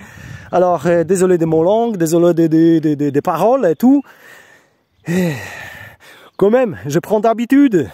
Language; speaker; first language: French; non-native, learner; Polish